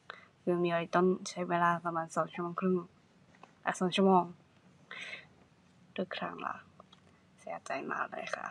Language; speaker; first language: Thai; non-native, learner; Japanese